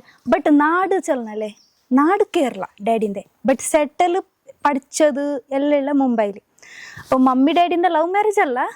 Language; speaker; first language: Malayalam; non-native, local second language; Hindi